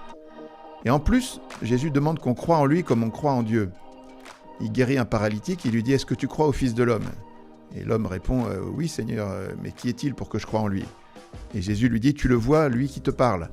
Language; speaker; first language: French; native; French